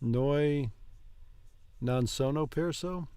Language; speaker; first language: Italian; non-native, learner; English